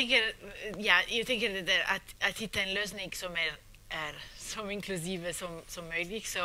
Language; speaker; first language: Swedish; non-native, fluent; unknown